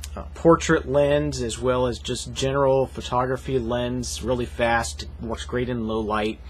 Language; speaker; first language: English; native; English